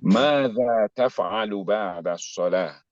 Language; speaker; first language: Arabic; non-native, fluent; English